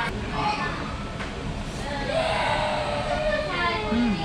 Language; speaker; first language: English; non-native, learner; Arabic